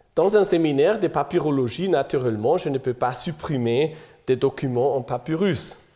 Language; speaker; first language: French; non-native, fluent; German